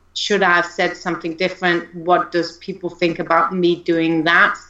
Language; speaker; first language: English; non-native, fluent; Danish